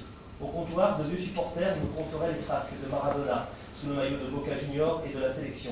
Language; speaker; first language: French; native; French